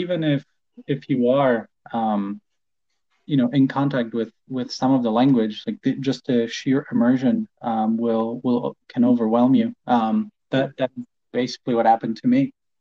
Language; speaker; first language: English; non-native, fluent; Polish